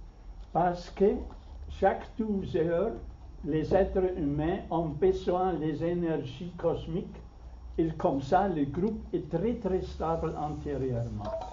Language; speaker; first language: French; non-native, fluent; German